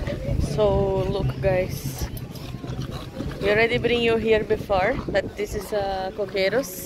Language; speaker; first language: English; non-native, learner; Portuguese